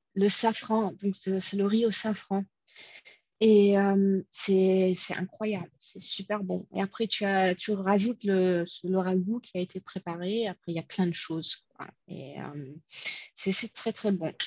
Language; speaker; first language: French; non-native, fluent; English